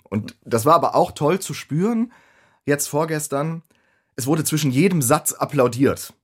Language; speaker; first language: German; native; German